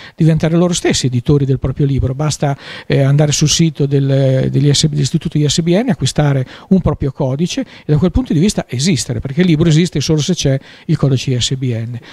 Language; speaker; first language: Italian; native; Italian